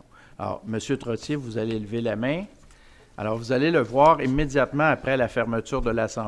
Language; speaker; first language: French; native; French